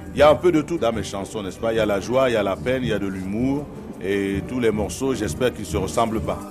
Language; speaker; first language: French; non-native, local second language; Duala